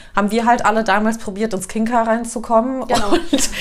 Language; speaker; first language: German; native; German